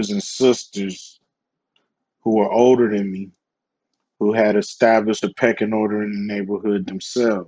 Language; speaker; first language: English; native; English